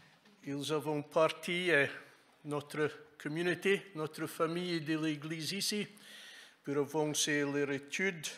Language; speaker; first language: French; non-native, fluent; English